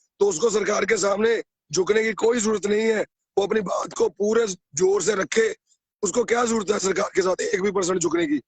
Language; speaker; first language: Hindi; non-native, local second language; Punjabi